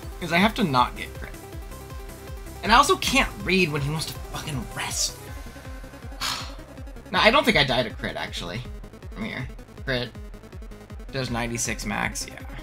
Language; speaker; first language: English; native; English